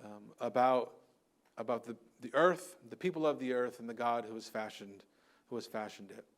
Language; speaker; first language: English; native; English